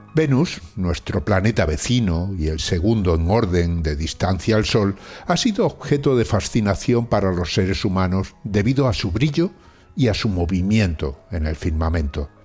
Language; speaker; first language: Spanish; native; Spanish